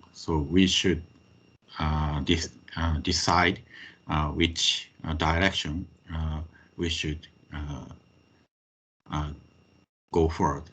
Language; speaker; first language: English; non-native, fluent; Japanese